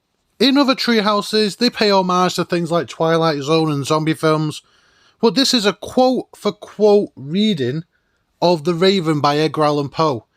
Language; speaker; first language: English; native; English